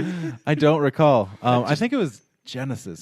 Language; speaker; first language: English; native; English